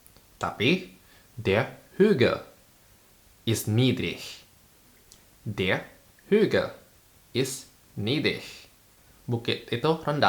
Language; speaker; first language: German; non-native, fluent; Indonesian